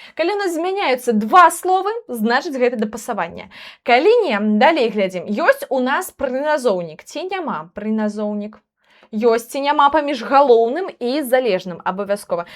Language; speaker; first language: Belarusian; non-native, local second language; Russian